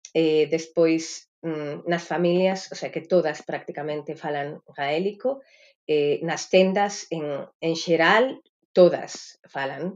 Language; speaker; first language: Galician; native; Galician